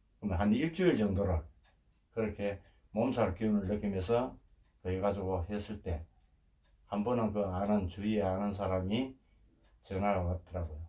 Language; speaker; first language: Korean; native; Korean